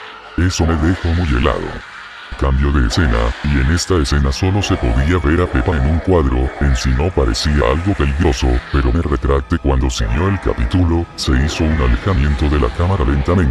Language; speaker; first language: Spanish; native; Spanish